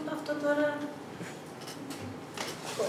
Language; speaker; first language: Greek; early bilingual, other home language; Russian